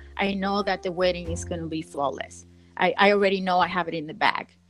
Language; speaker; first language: English; early bilingual, other home language; Spanish